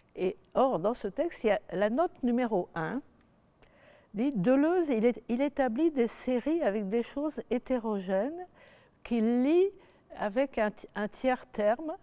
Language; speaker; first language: French; native; French